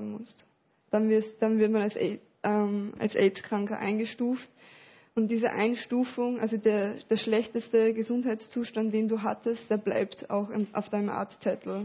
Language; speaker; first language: German; native; German